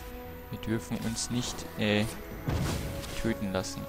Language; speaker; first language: German; native; German